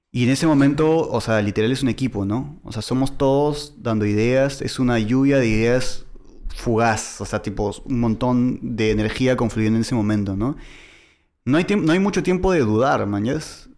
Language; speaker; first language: Spanish; native; Spanish